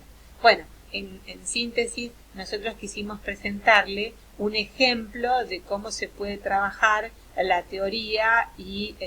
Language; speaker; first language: Spanish; native; Spanish